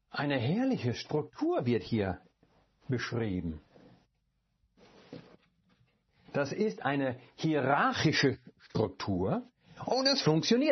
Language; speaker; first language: German; non-native, fluent; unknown